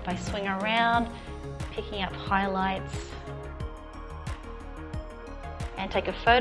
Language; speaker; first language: English; native; English